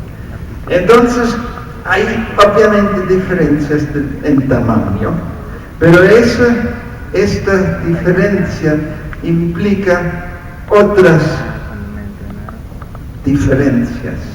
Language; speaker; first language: Spanish; non-native, fluent; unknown